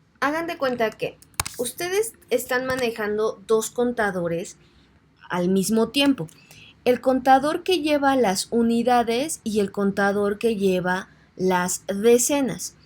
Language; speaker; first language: Spanish; native; Spanish